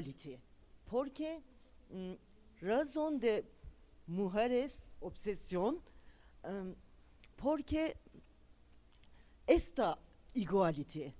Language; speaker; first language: Spanish; non-native, learner; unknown